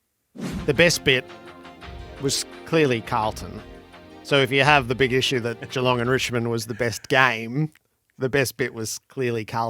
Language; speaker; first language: English; native; English